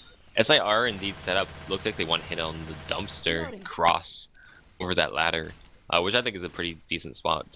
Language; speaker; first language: English; native; English